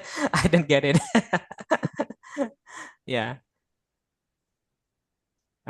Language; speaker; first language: English; non-native, fluent; Indonesian